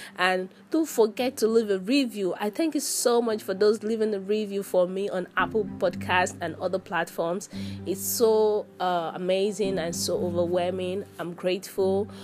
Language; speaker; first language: English; non-native, local second language; Yoruba